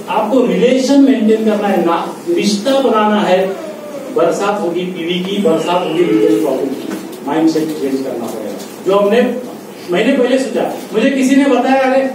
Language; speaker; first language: Hindi; non-native, local second language; Marathi